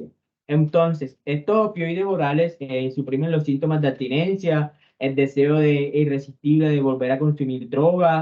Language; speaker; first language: Spanish; native; Spanish